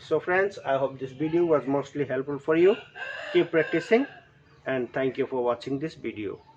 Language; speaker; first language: English; non-native, local second language; Assamese